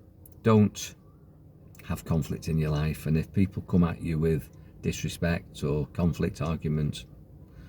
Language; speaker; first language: English; native; English